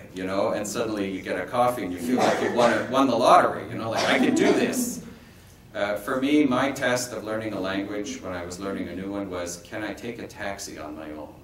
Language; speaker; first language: English; native; English